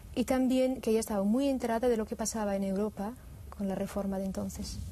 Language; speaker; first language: Spanish; non-native, fluent; Swiss German